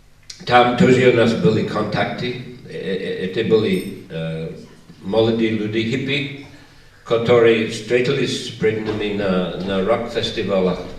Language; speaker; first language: Russian; non-native, fluent; English